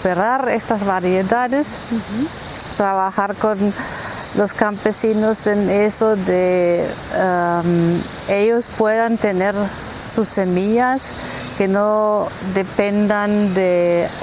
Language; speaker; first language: Spanish; non-native, fluent; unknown